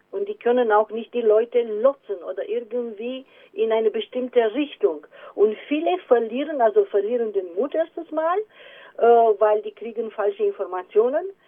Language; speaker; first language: German; non-native, fluent; Romanian